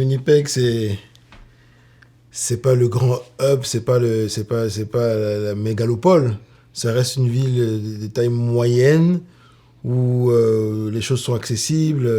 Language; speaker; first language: French; native; French